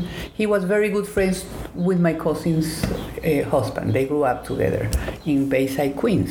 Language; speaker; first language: English; non-native, fluent; Spanish